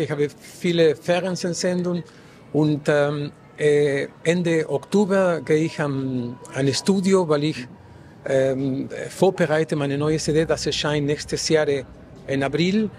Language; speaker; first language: German; non-native, fluent; Spanish